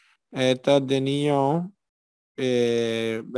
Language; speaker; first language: Russian; non-native, learner; Spanish